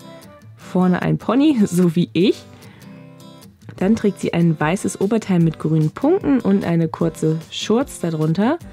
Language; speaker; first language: German; native; German